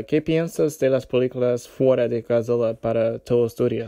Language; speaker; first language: Spanish; non-native, learner; English